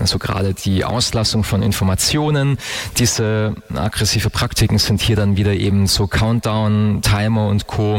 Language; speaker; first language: German; native; German